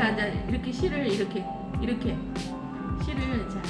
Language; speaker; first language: Korean; native; Korean